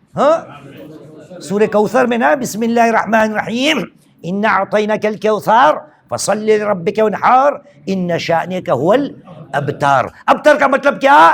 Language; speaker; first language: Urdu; non-native, local second language; Gujarati